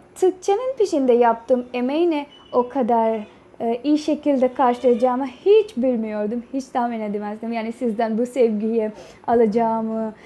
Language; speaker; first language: Turkish; non-native, fluent; Urdu